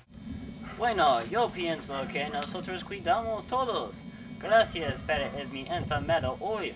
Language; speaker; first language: Spanish; non-native, learner; English